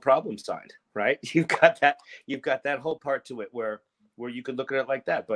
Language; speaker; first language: English; native; English